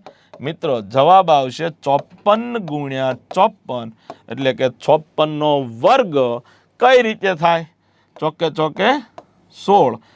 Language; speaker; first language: Gujarati; native; Gujarati